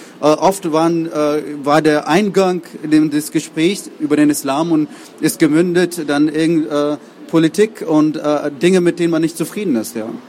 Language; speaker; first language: German; non-native, fluent; Urdu